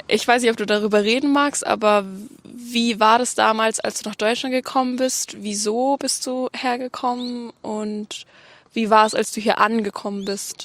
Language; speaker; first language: German; native; German